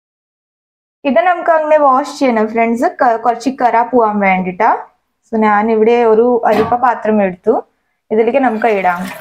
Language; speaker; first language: Malayalam; non-native, learner; Hindi